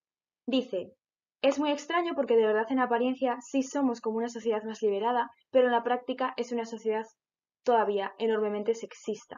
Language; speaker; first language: Spanish; native; Spanish